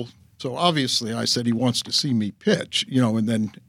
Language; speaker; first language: English; native; English